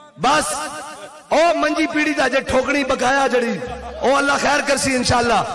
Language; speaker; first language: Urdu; non-native, local second language; Punjabi